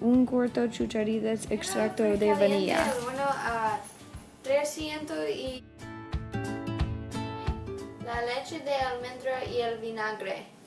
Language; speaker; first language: Spanish; non-native, learner; English